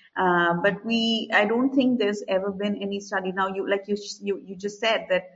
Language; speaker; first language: English; non-native, local second language; Hindi